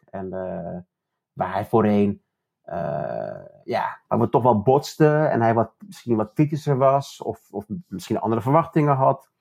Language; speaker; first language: Dutch; early bilingual, other home language; Turkish